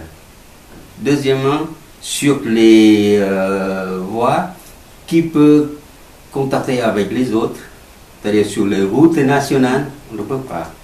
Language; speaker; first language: French; non-native, learner; Vietnamese